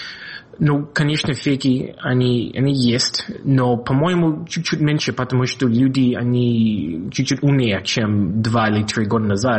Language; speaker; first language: Russian; non-native, fluent; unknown